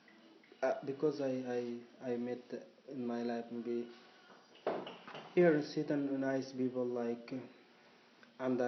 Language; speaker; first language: English; non-native, learner; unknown